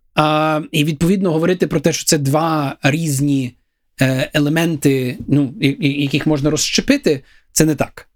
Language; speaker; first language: Ukrainian; early bilingual, heritage; Ukrainian